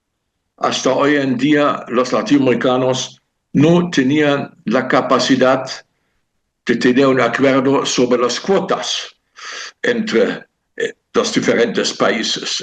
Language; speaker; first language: Spanish; non-native, fluent; German